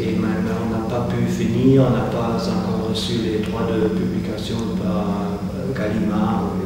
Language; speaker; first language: French; non-native, fluent; German